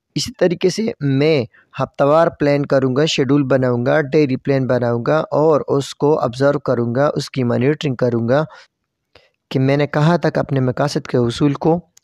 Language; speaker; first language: Urdu; non-native, local second language; Pashto